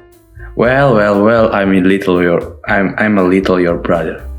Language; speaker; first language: English; non-native, learner; Indonesian